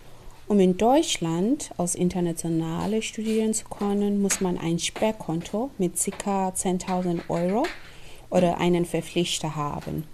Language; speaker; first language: German; non-native, fluent; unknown